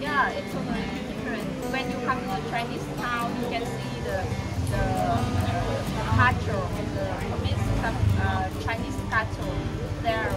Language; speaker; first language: English; non-native, fluent; Vietnamese